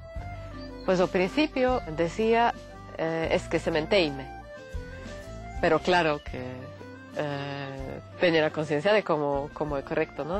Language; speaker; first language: Galician; non-native, fluent; Slovak